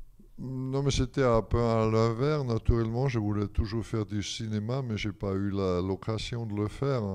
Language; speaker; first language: French; non-native, fluent; German